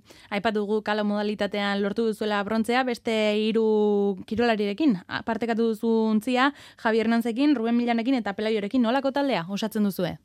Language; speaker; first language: Basque; native; Basque